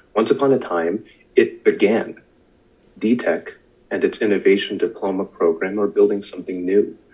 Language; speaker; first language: English; native; English